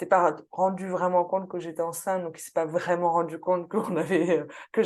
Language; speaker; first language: French; native; French